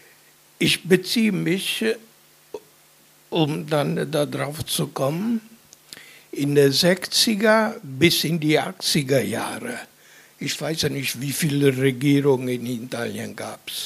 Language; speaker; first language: German; non-native, fluent; Italian